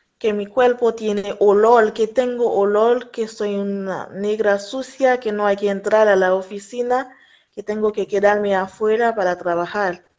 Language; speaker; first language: Spanish; non-native, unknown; Haitian Creole